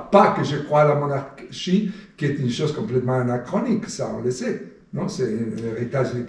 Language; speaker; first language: French; non-native, fluent; Spanish